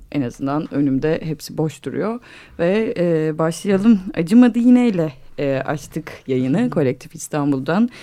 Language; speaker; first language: Turkish; native; Turkish